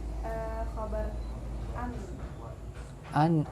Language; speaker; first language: Arabic; non-native, fluent; Indonesian